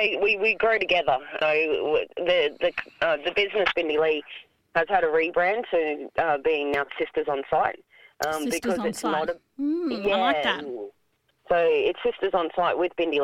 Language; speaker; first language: English; native; English